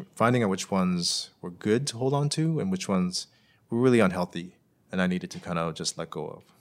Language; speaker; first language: English; native; English